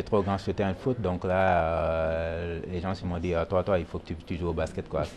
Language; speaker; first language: French; non-native, local second language; Wolof